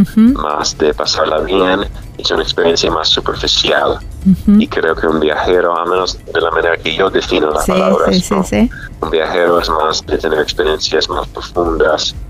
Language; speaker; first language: Spanish; non-native, fluent; English